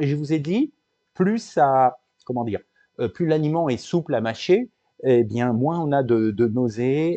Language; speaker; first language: French; native; French